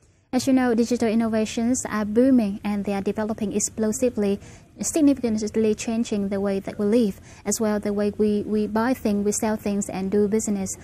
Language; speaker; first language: English; non-native, fluent; Vietnamese